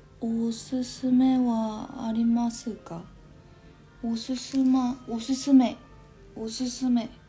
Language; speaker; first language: Japanese; non-native, learner; Korean